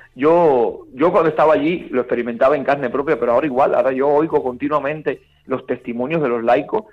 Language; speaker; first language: Spanish; native; Spanish